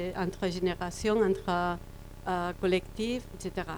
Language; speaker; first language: French; non-native, fluent; Spanish